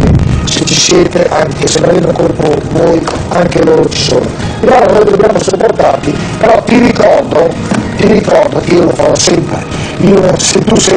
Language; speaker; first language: Italian; native; Italian